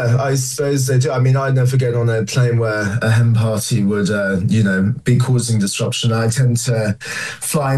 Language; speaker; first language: English; native; English